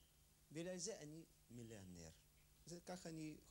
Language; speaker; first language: Hebrew; non-native, learner; Russian